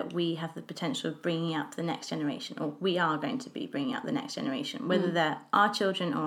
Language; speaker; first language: English; native; English